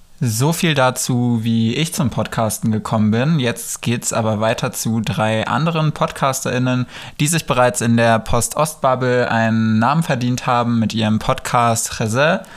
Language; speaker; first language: German; early bilingual, other home language; Polish